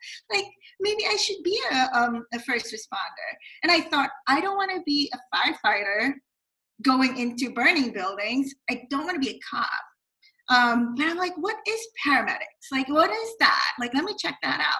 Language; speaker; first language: English; non-native, local second language; Filipino